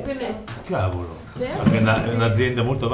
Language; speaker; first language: Italian; native; Italian